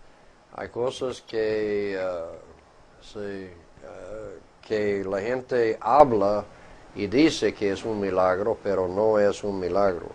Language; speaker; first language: Spanish; non-native, fluent; English